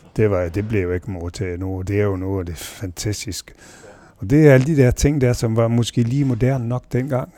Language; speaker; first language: Danish; non-native, fluent; French